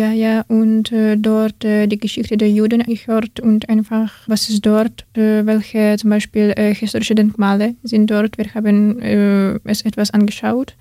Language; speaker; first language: German; non-native, learner; Ukrainian